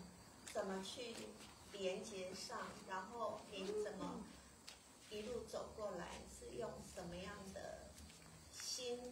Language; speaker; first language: Chinese; native; Chinese